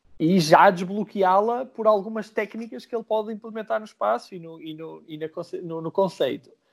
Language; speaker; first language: Portuguese; native; Portuguese